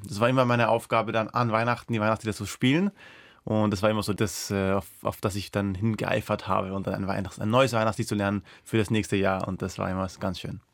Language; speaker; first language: German; non-native, local second language; Persian